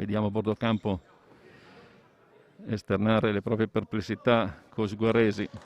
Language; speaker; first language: Italian; native; Italian